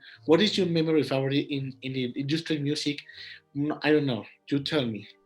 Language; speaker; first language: English; non-native, learner; Spanish